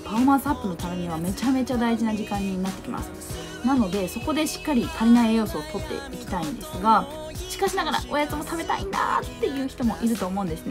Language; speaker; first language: Japanese; native; Japanese